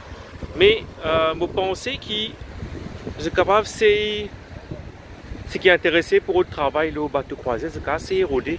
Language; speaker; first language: French; non-native, local second language; Morisyen